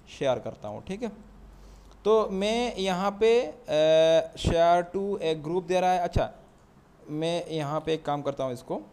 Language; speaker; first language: Hindi; non-native, local second language; Assamese